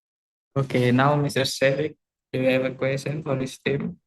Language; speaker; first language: English; non-native, learner; Indonesian